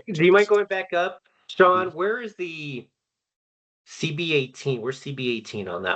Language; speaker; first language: English; native; English